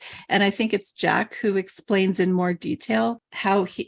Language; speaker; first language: English; native; English